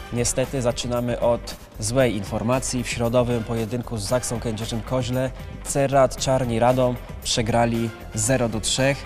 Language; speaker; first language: Polish; native; Polish